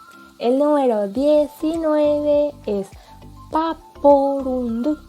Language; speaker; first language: Spanish; non-native, local second language; Guarani